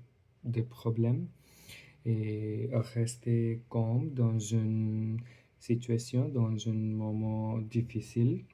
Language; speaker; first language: French; non-native, learner; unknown